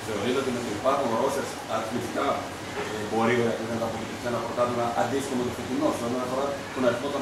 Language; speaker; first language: Greek; native; Greek